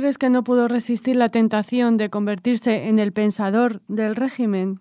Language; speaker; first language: Spanish; native; Spanish